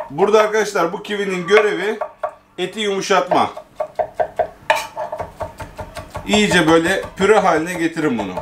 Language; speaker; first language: Turkish; native; Turkish